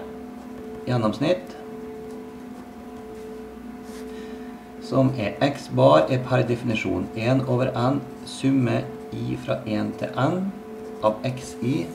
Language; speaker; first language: Norwegian; native; Norwegian